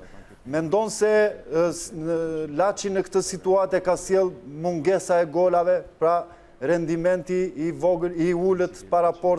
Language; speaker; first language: Albanian; native; Albanian